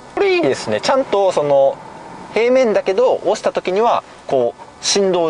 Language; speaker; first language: Japanese; native; Japanese